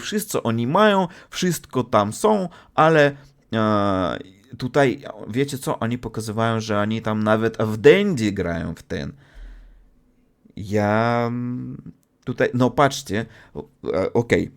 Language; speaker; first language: Polish; non-native, fluent; Russian